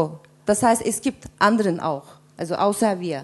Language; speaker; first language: German; non-native, fluent; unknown